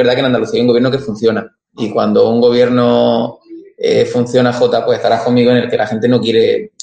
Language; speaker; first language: Spanish; native; Spanish